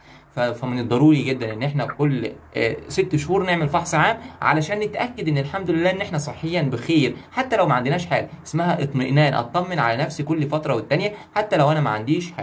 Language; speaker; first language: Arabic; native; Arabic